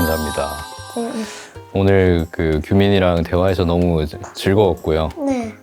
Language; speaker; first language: Korean; native; Korean